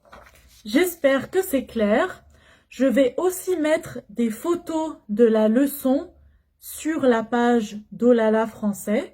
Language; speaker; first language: French; non-native, fluent; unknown